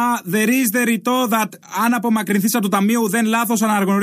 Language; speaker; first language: Greek; native; Greek